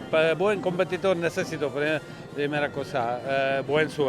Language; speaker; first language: Spanish; non-native, learner; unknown